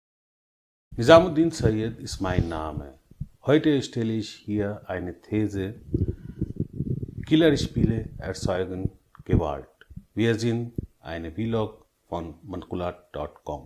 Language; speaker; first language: German; non-native, learner; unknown